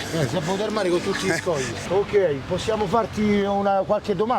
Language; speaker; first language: Italian; native; Italian